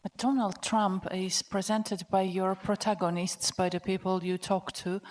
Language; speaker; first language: English; non-native, fluent; Polish